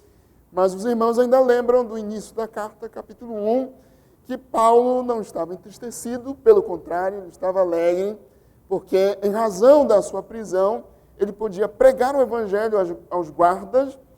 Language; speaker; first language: Portuguese; native; Portuguese